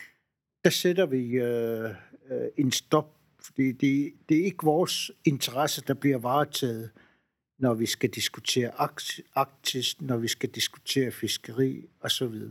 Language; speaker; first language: Danish; non-native, local second language; Kalaallisut